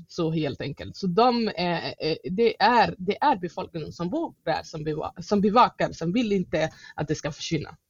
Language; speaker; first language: Swedish; non-native, fluent; Somali